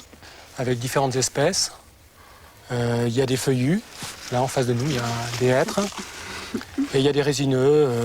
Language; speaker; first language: French; native; French